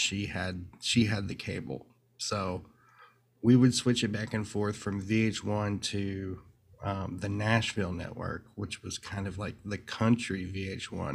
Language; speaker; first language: English; native; English